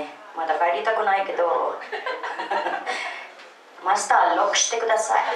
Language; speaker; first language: Japanese; non-native, fluent; Filipino